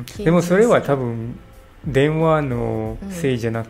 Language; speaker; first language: Japanese; non-native, learner; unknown